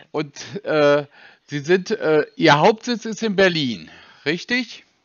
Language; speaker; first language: German; native; German